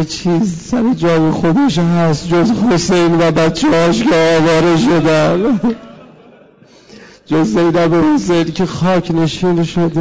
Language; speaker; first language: Persian; native; Persian